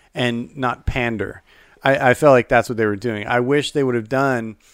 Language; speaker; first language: English; native; English